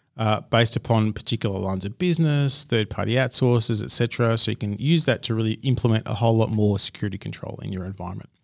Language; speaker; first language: English; native; English